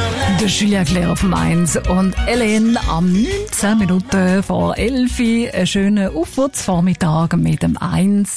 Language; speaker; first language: German; native; German